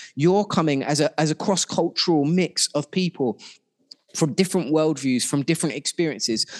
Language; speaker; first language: English; native; English